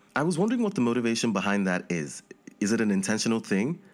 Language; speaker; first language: English; non-native, local second language; Yoruba